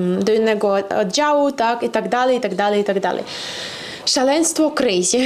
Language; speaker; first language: Polish; non-native, fluent; Russian